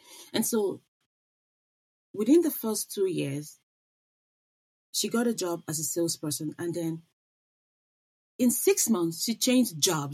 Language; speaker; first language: English; non-native, local second language; Igbo